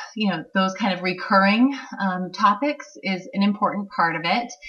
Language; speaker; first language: English; native; English